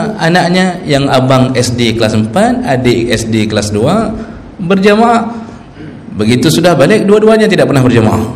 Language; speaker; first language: Malay; non-native, local second language; Achinese